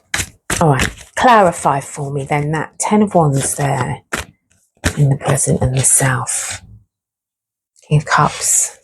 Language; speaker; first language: English; native; English